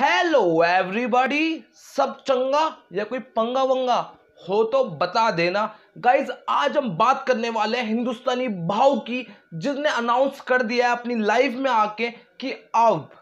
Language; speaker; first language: Hindi; native; Hindi